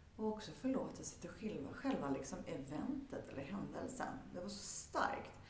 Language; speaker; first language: Swedish; early bilingual, heritage; Swedish